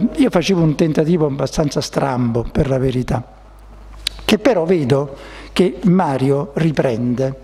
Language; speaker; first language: Italian; native; Italian